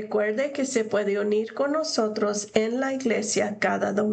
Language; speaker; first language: Spanish; non-native, fluent; English